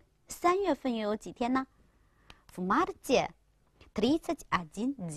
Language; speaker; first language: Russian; non-native, fluent; Chinese